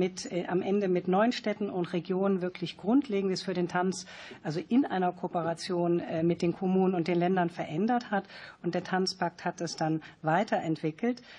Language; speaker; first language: German; native; German